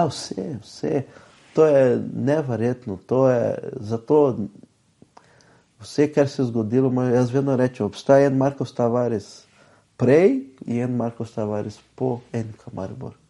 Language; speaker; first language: Slovenian; non-native, fluent; Portuguese